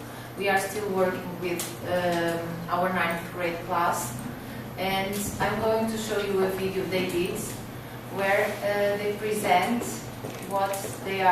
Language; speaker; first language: English; non-native, fluent; Portuguese